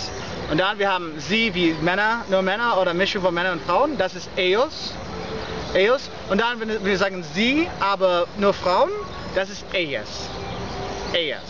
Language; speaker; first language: German; non-native, learner; English